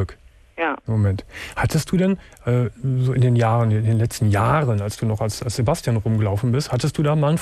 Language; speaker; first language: German; native; German